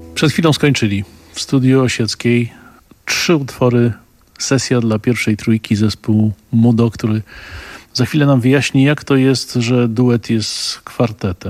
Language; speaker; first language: Polish; native; Polish